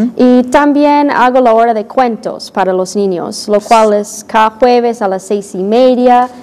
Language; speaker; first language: Spanish; non-native, fluent; English